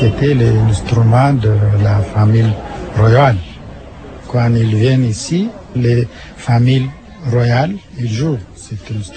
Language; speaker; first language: French; non-native, learner; Amharic